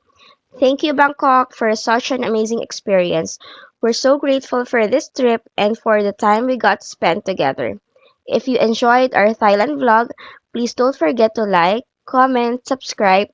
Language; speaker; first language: English; non-native, local second language; Filipino